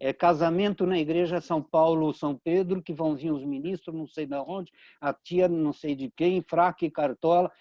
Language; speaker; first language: Portuguese; early bilingual, other home language; Italian